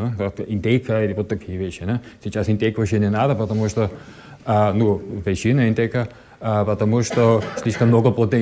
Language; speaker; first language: Russian; non-native, learner; German